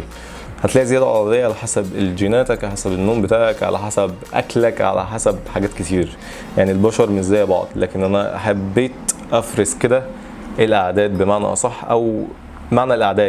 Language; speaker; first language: Arabic; native; Arabic